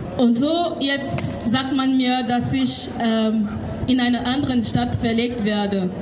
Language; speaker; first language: German; non-native, learner; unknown